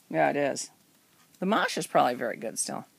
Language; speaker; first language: English; native; English